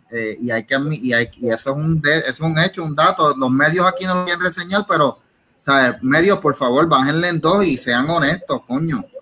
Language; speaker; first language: Spanish; native; Spanish